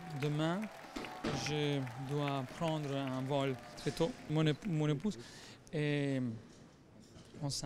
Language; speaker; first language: French; non-native, learner; Spanish